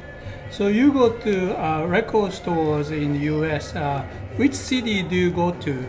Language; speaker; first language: English; non-native, learner; Japanese